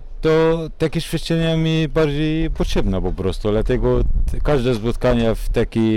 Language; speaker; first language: Polish; non-native, learner; Arabic